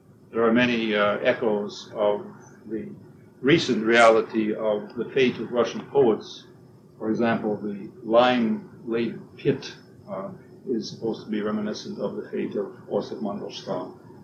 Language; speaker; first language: English; native; English